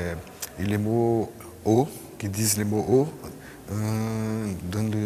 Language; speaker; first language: French; non-native, fluent; Portuguese